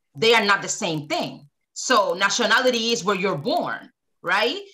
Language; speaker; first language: English; early bilingual, other home language; Spanish